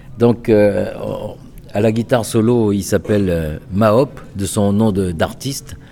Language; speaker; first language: French; non-native, local second language; Réunion Creole French